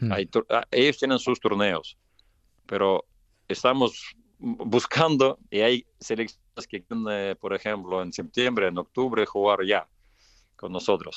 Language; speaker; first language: Spanish; non-native, fluent; Russian